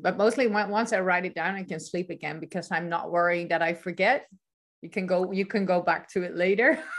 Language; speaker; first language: English; non-native, fluent; Dutch